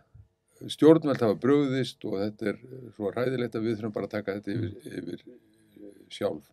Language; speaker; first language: Icelandic; native; Icelandic